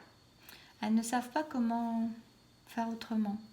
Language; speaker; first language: French; native; French